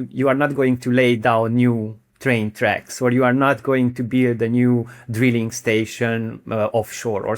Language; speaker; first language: English; non-native, fluent; Hungarian